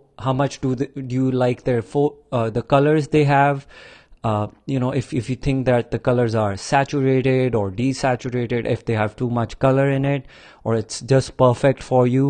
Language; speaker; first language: English; non-native, local second language; Punjabi